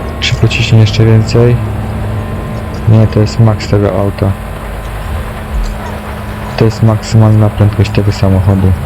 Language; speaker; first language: Polish; native; Polish